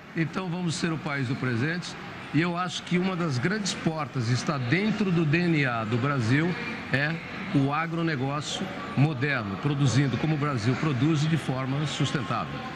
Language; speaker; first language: Portuguese; native; Portuguese